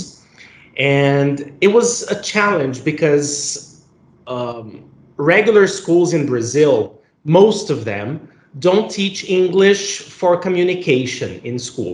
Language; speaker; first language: English; non-native, fluent; Portuguese